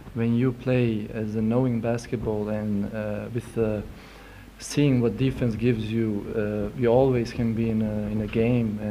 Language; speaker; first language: English; non-native, fluent; Turkish